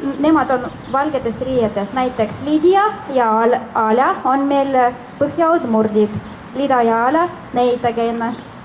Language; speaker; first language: Estonian; non-native, fluent; Udmurt